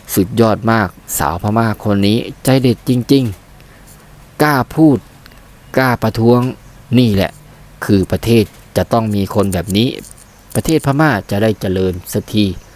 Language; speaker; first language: Thai; native; Thai